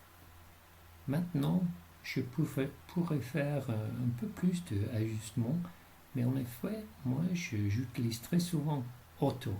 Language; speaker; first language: French; non-native, fluent; English